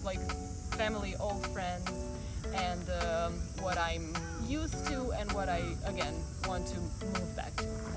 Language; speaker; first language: English; non-native, fluent; Croatian